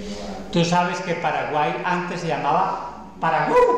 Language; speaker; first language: Spanish; native; Spanish